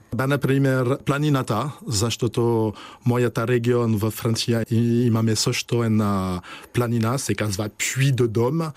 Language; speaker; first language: Bulgarian; non-native, learner; French